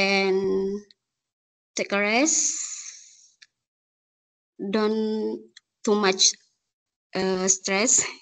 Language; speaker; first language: English; non-native, learner; Indonesian